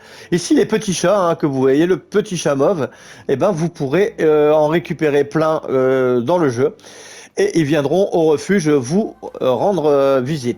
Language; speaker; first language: French; native; French